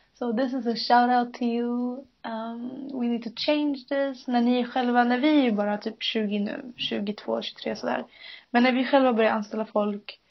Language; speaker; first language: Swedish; native; Swedish